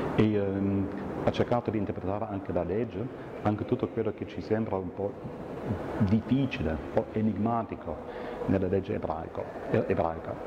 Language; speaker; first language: Italian; non-native, fluent; German